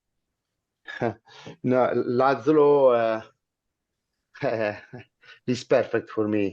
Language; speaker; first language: English; non-native, learner; Italian